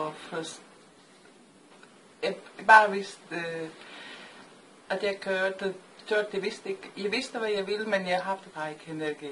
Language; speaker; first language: Danish; non-native, fluent; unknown